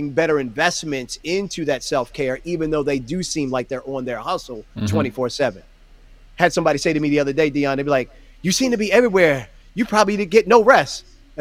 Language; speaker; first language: English; native; English